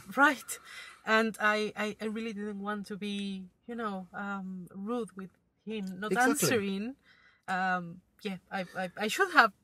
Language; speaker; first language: English; non-native, fluent; Spanish